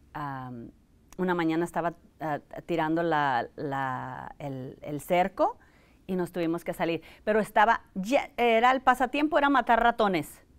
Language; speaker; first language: Spanish; early bilingual, heritage; Spanish